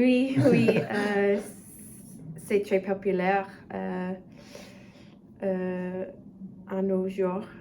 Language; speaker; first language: French; non-native, learner; English